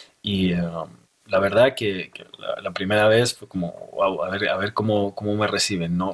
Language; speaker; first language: Spanish; native; Spanish